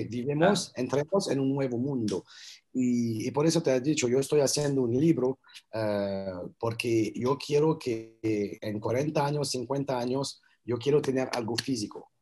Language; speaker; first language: Spanish; non-native, learner; French